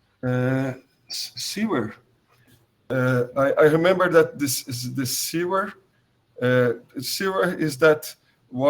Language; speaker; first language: English; non-native, learner; Portuguese